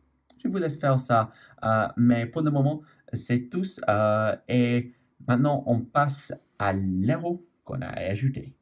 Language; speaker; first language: French; non-native, learner; English